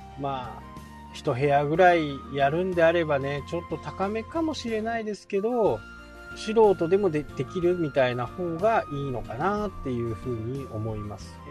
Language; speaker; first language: Japanese; native; Japanese